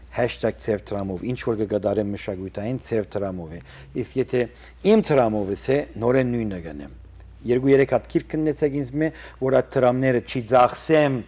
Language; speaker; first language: Armenian; early bilingual, heritage; Armenian